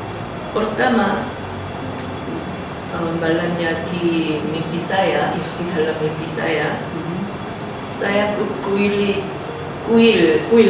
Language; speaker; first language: Indonesian; non-native, learner; Korean